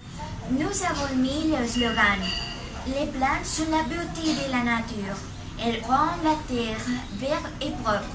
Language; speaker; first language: French; non-native, learner; Spanish